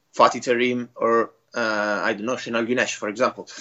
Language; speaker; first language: English; non-native, fluent; Italian